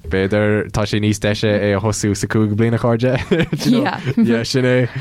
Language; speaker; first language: Irish; non-native, local second language; English